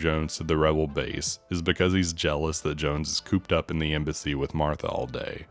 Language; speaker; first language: English; native; English